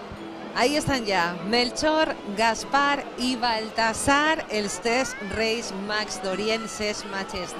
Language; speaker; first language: Catalan; native; Catalan